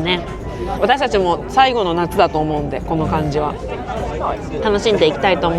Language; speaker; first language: Japanese; native; Japanese